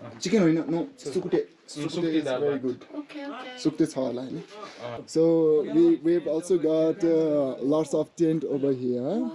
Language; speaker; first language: English; non-native, fluent; Nepali